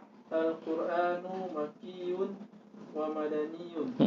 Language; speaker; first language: Arabic; non-native, learner; Indonesian